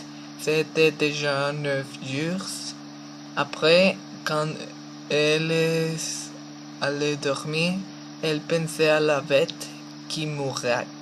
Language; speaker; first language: French; non-native, learner; Spanish